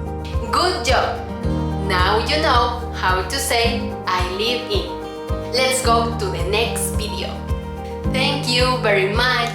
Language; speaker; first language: English; non-native, fluent; Spanish